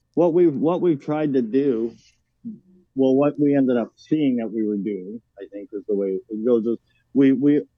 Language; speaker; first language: English; native; English